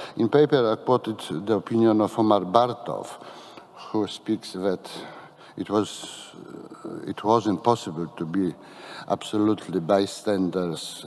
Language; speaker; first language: English; non-native, fluent; Polish